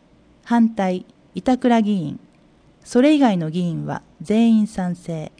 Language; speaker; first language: Japanese; native; Japanese